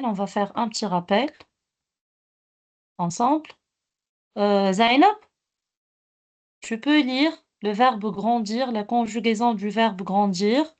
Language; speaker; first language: French; non-native, local second language; Arabic